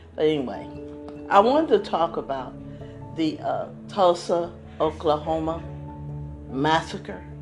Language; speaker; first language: English; native; English